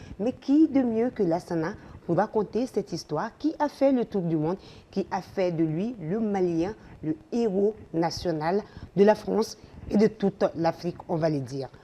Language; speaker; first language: French; non-native, local second language; Bambara